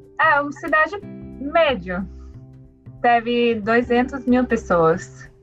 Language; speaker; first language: Portuguese; non-native, learner; English